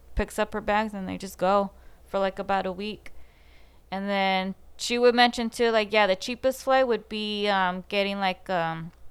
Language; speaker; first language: English; native; English